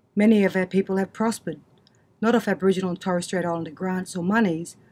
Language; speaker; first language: English; native; English